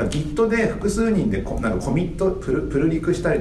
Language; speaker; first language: Japanese; native; Japanese